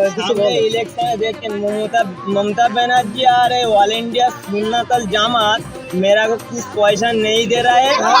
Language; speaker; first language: Hindi; non-native, local second language; Bangla